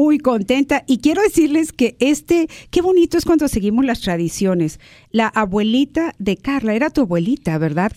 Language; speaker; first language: Spanish; native; Spanish